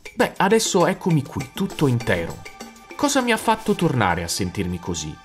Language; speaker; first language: Italian; non-native, fluent; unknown